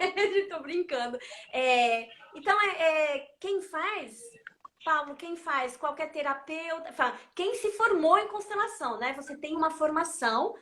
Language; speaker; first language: Portuguese; non-native, fluent; French